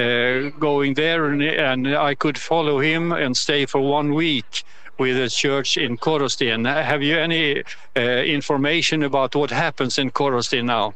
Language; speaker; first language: English; non-native, learner; Swedish